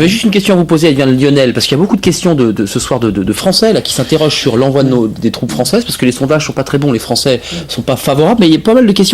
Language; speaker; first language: French; native; French